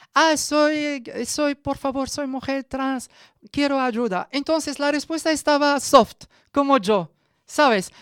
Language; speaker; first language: Spanish; non-native, learner; Arabic